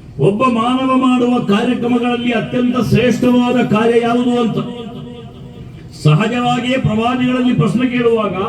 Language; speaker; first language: Kannada; non-native, local second language; Badaga